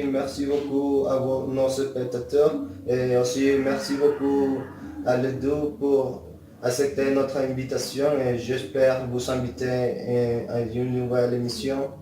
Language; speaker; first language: French; non-native, learner; Spanish